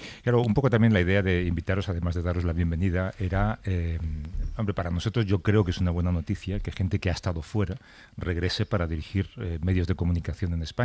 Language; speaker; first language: Spanish; native; Spanish